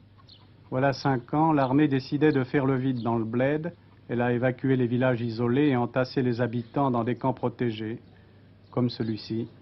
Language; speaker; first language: French; native; French